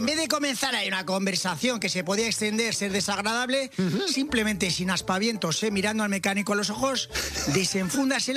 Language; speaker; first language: Spanish; native; Spanish